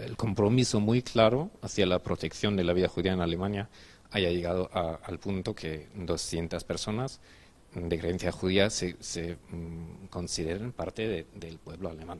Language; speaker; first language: Spanish; non-native, fluent; German